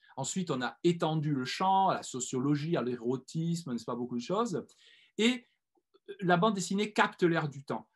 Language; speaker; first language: French; native; French